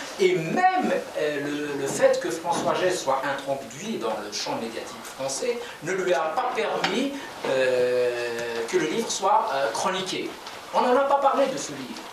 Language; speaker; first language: French; non-native, local second language; Kabyle